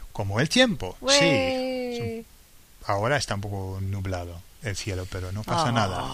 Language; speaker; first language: Spanish; non-native, fluent; English